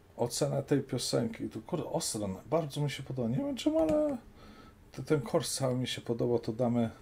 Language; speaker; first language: Polish; early bilingual, heritage; Polish